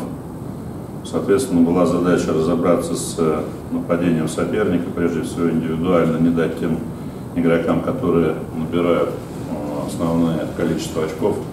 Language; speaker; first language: Russian; native; Russian